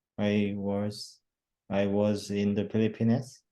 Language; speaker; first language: English; non-native, learner; Korean